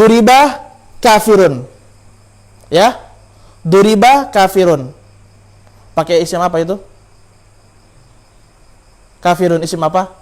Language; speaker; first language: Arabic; non-native, fluent; Indonesian